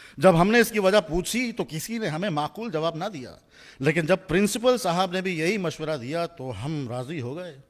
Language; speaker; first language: Urdu; native; Urdu